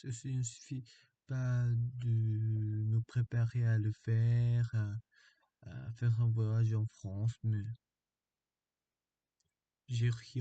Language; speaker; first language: French; non-native, learner; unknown